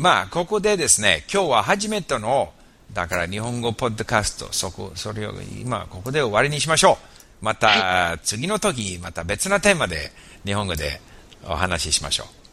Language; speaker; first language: Japanese; non-native, fluent; English